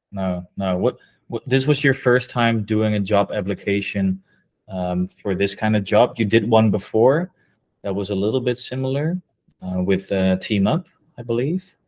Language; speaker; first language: English; non-native, fluent; Dutch